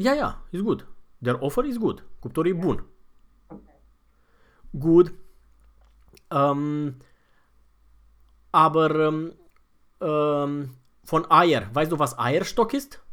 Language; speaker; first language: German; non-native, fluent; Romanian